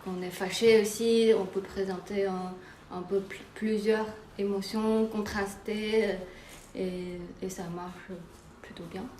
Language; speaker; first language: French; non-native, fluent; Chinese